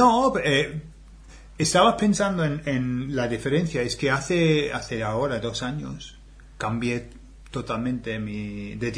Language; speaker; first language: Spanish; non-native, fluent; English